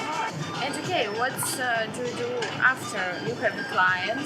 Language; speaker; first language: English; non-native, learner; Russian